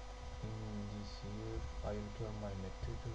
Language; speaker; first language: English; non-native, learner; Turkish